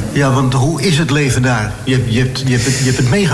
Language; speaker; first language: Dutch; native; Dutch